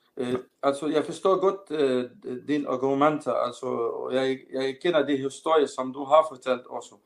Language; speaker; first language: Danish; non-native, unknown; Arabic